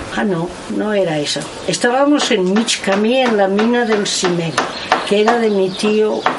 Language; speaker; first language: Spanish; non-native, local second language; Catalan